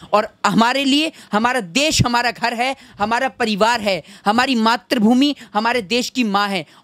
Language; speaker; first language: Hindi; native; Hindi